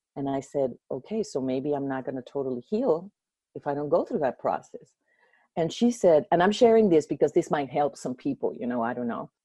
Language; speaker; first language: English; early bilingual, other home language; Spanish